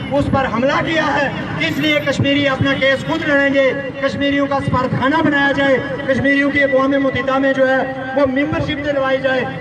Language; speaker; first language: Urdu; non-native, local second language; Pahari-Potwari